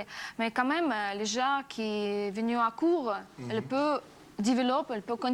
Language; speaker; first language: French; non-native, learner; Russian